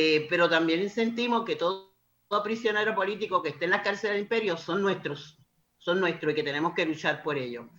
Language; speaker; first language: Spanish; native; Spanish